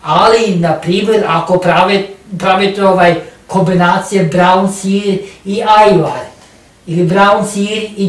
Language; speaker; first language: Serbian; non-native, learner; Norwegian